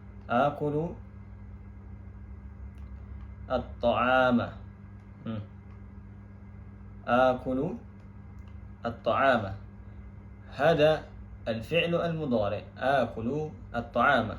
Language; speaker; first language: Arabic; non-native, fluent; Indonesian